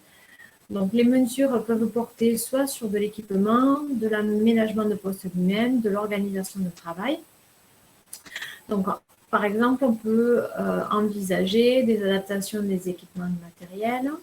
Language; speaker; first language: French; native; French